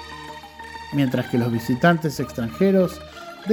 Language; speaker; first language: Spanish; non-native, fluent; Indonesian